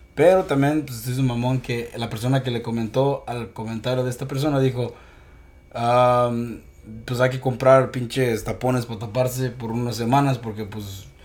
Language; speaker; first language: Spanish; early bilingual, heritage; Spanish